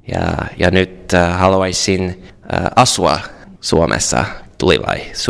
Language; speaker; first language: Finnish; non-native, learner; English